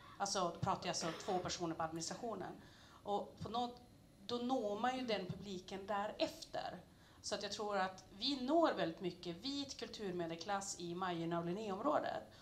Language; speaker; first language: Swedish; native; Swedish